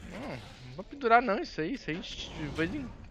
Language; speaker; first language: Portuguese; native; Portuguese